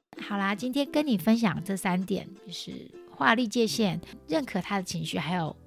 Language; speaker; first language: Chinese; native; Chinese